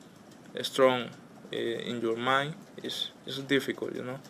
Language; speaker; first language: English; non-native, learner; Spanish